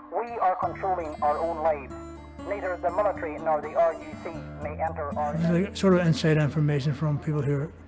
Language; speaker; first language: English; native; English